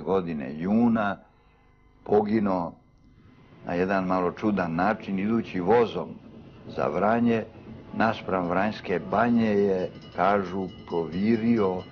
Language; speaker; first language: Bosnian; native; Bosnian